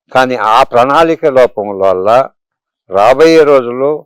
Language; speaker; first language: Telugu; native; Telugu